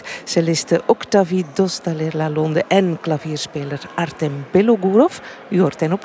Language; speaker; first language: Dutch; native; Dutch